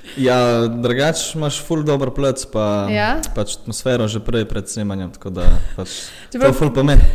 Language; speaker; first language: Slovenian; early bilingual, other home language; Bosnian